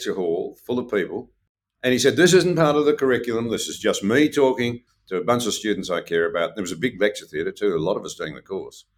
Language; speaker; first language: English; native; English